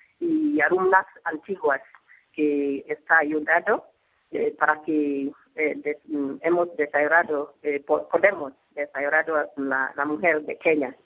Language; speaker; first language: Spanish; non-native, learner; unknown